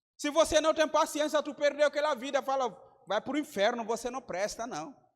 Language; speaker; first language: Portuguese; non-native, fluent; Mandingo